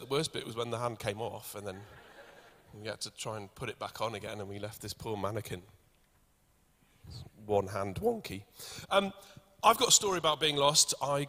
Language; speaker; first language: English; native; English